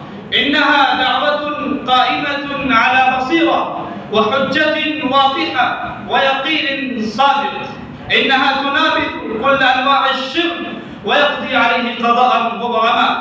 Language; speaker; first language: Arabic; non-native, fluent; Urdu